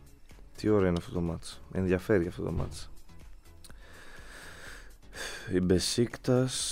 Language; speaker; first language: Greek; native; Greek